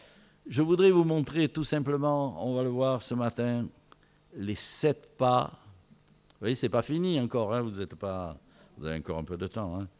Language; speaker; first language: French; native; French